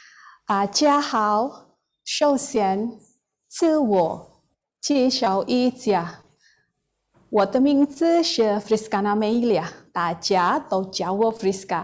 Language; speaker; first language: Chinese; non-native, learner; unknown